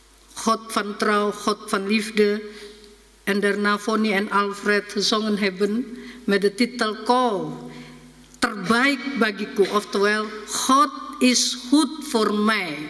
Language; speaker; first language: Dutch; non-native, fluent; Indonesian